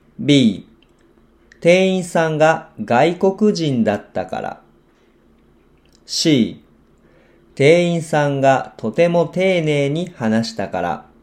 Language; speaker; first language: Japanese; non-native, fluent; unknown